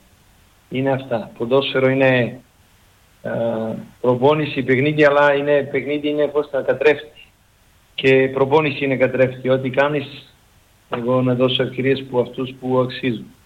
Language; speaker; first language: Greek; non-native, learner; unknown